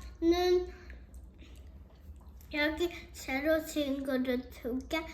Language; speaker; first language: Korean; early bilingual, heritage; Korean